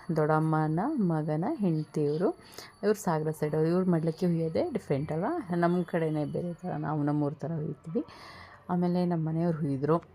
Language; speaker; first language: Kannada; native; Kannada